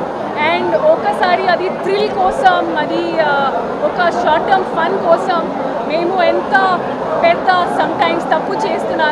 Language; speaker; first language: Telugu; non-native, fluent; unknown